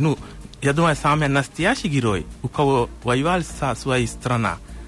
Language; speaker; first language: Russian; non-native, learner; Sinhala